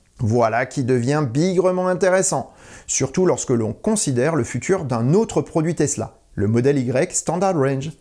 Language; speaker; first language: French; native; French